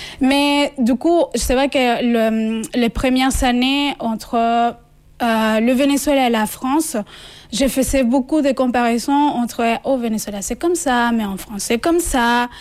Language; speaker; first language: French; non-native, fluent; Spanish